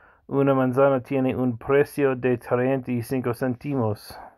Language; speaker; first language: Spanish; non-native, learner; English